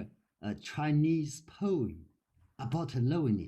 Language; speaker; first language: English; non-native, learner; Chinese